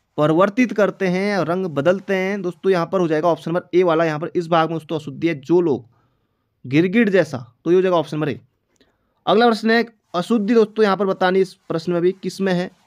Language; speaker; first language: Hindi; native; Hindi